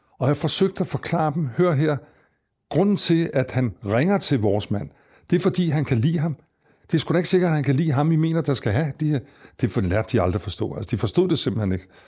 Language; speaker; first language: Danish; native; Danish